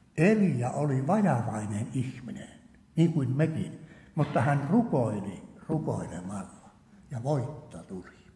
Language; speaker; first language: Finnish; native; Finnish